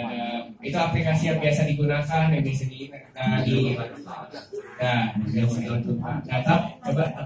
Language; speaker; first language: Indonesian; native; Indonesian